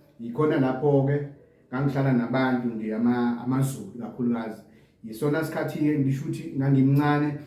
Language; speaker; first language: Zulu; non-native, local second language; English